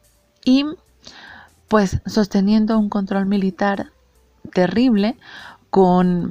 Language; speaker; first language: Spanish; native; Spanish